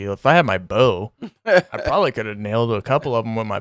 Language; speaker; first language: English; native; English